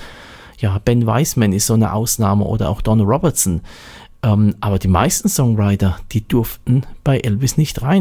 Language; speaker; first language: German; native; German